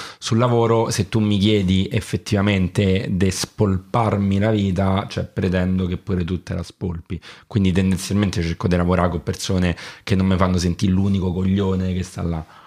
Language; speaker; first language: Italian; native; Italian